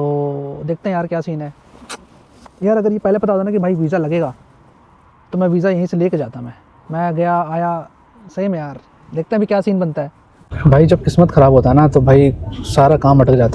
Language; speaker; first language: Hindi; native; Hindi